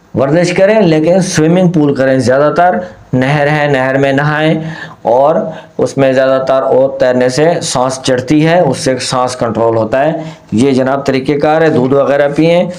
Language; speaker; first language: Urdu; non-native, local second language; Punjabi